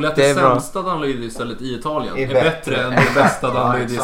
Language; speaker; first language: Swedish; native; Swedish